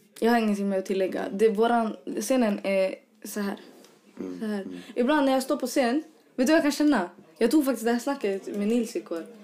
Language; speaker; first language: Swedish; early bilingual, other home language; Arabic